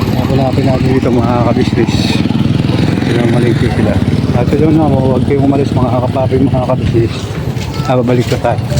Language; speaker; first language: Filipino; native; Filipino